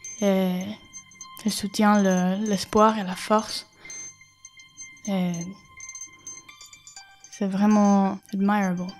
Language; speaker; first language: French; non-native, fluent; Spanish